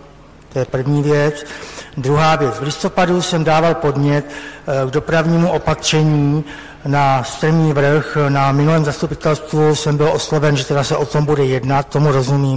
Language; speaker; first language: Czech; native; Czech